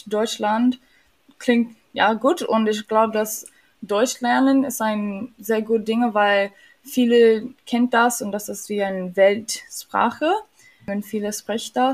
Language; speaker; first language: German; non-native, learner; English